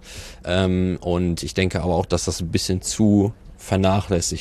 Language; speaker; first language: German; native; German